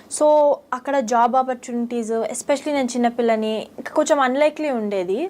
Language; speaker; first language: Telugu; early bilingual, heritage; Telugu